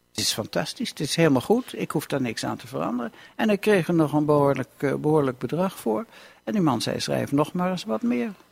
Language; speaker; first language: Dutch; native; Dutch